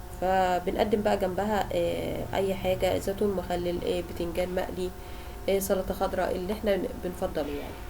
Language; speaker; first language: Arabic; native; Arabic